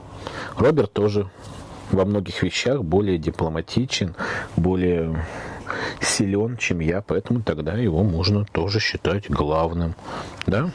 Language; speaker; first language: Russian; native; Russian